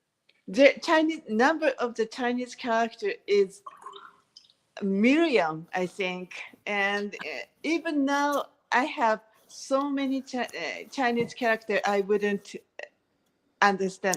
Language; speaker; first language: English; non-native, learner; Japanese